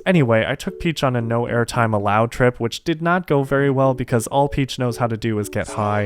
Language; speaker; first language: English; native; English